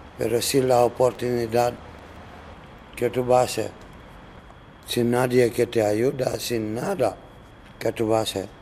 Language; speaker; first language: Spanish; non-native, learner; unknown